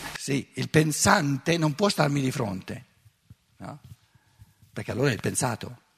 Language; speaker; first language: Italian; native; Italian